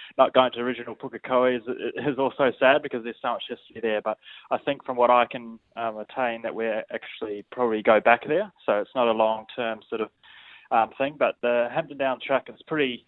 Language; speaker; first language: English; native; English